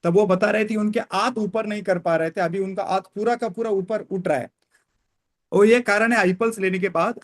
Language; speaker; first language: Hindi; non-native, local second language; Kannada